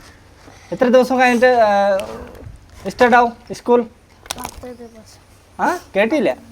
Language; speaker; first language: Malayalam; early bilingual, heritage; Malayalam